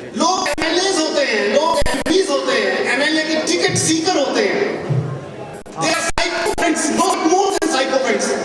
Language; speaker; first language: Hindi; non-native, local second language; Punjabi